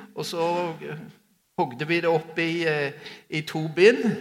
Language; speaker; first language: Norwegian; native; Norwegian